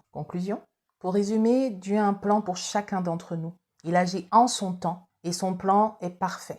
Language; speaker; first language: French; native; French